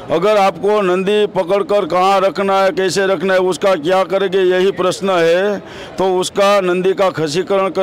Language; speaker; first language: Hindi; non-native, local second language; Gujarati